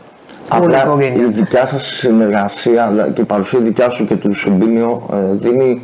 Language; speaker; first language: Greek; native; Greek